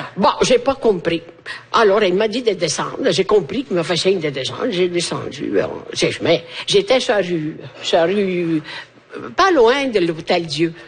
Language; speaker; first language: French; non-native, fluent; Italian